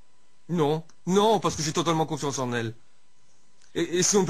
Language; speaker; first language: French; native; French